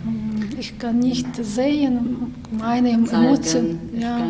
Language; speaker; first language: German; non-native, learner; Ukrainian